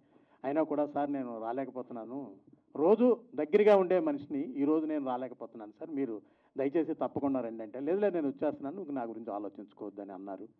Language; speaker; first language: Telugu; native; Telugu